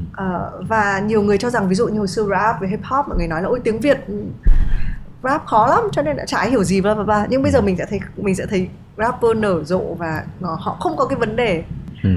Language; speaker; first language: Vietnamese; native; Vietnamese